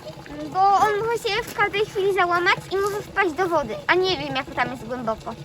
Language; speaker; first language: Polish; early bilingual, heritage; Polish